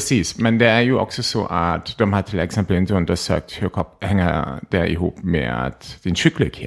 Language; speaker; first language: Swedish; non-native, fluent; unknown